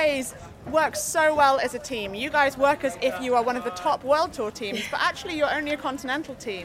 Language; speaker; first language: English; native; English